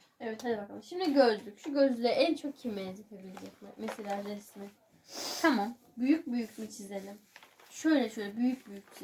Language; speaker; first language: Turkish; native; Turkish